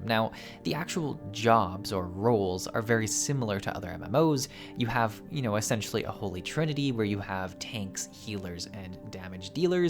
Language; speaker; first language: English; native; English